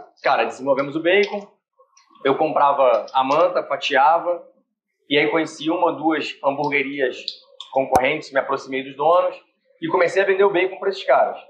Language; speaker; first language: Portuguese; native; Portuguese